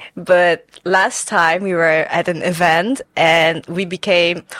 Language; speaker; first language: English; non-native, fluent; Chinese